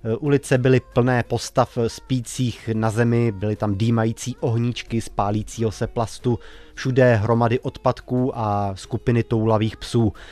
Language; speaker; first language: Czech; native; Czech